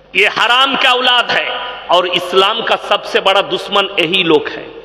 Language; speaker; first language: Hindi; non-native, local second language; Bangla